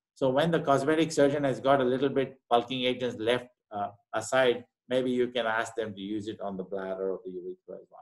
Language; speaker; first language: English; non-native, local second language; Marathi